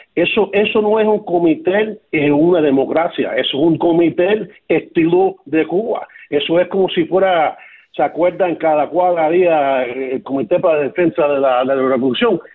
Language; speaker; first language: Spanish; early bilingual, other home language; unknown